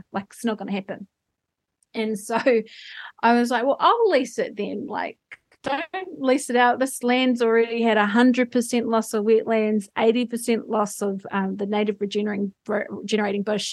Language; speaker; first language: English; native; English